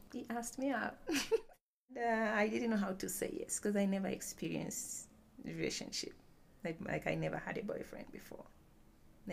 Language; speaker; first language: English; non-native, local second language; Bemba